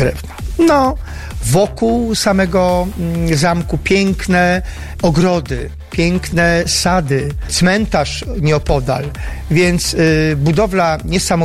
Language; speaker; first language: Polish; native; Polish